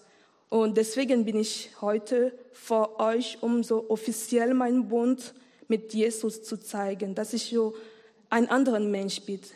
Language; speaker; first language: German; non-native, learner; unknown